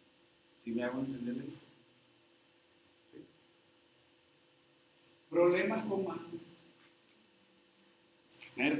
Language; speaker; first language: Spanish; native; Spanish